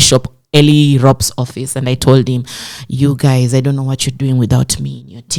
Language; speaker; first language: English; non-native, local second language; Swahili